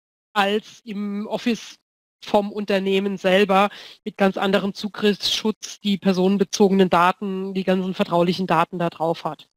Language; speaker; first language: German; native; German